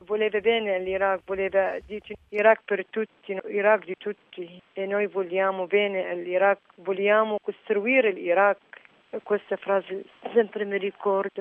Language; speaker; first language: Italian; non-native, fluent; Arabic